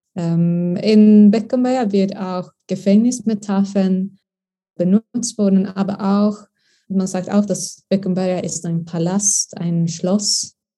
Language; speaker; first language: German; non-native, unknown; Swedish